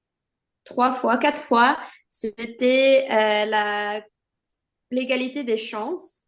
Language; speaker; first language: French; non-native, fluent; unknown